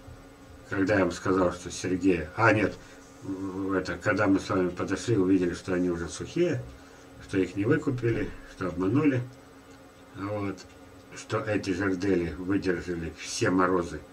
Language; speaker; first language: Russian; native; Russian